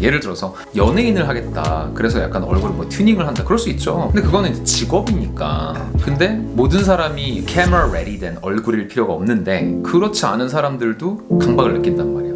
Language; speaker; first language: Korean; native; Korean